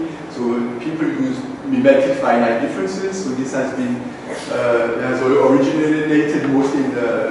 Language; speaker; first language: English; non-native, fluent; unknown